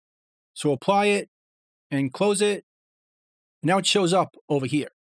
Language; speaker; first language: English; native; English